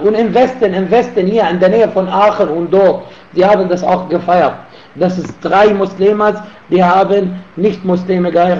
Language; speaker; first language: German; non-native, fluent; Arabic